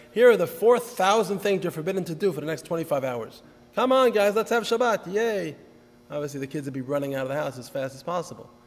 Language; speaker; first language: English; native; English